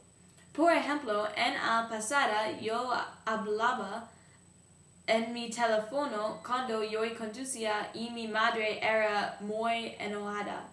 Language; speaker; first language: Spanish; non-native, learner; English